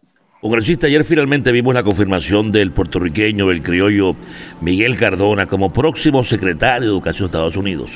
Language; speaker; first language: Spanish; native; Spanish